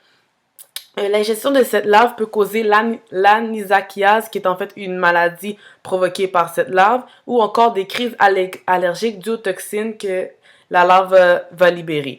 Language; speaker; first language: French; native; French